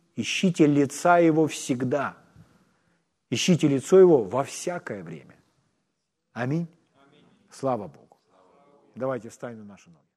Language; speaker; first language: Russian; non-native, local second language; Ukrainian